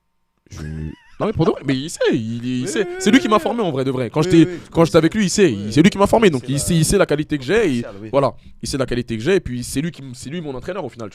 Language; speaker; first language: French; native; French